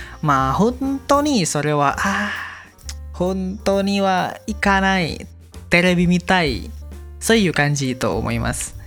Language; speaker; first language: Japanese; non-native, learner; Indonesian